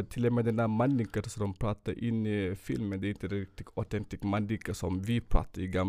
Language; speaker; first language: Swedish; non-native, fluent; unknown